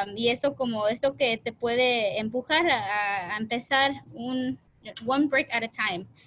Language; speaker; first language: Spanish; early bilingual, heritage; Spanish